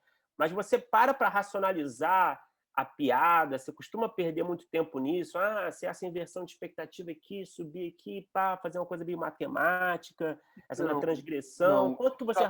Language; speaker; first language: Portuguese; native; Portuguese